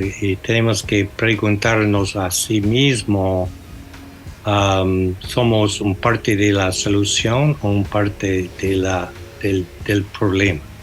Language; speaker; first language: Spanish; non-native, fluent; English